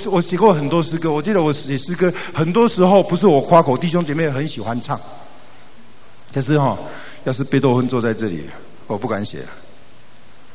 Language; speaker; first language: Chinese; native; Chinese